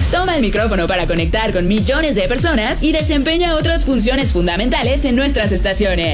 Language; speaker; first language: Spanish; native; Spanish